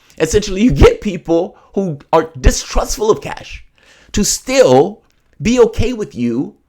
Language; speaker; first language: English; native; English